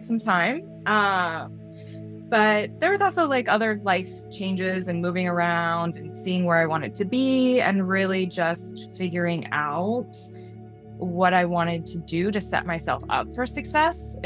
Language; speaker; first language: English; native; English